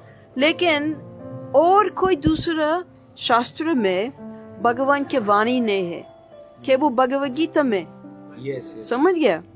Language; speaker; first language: Hindi; non-native, fluent; English